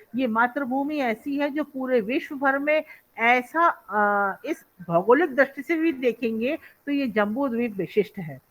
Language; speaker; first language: Hindi; non-native, local second language; Bangla